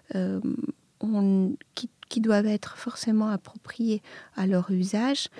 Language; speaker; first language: French; non-native, fluent; Serbian